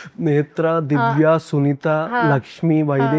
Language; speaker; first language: Telugu; native; Telugu